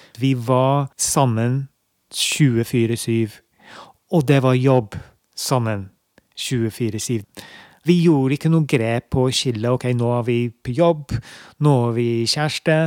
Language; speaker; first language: Norwegian; non-native, fluent; English